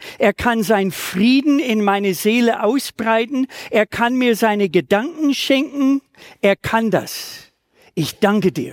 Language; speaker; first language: German; native; German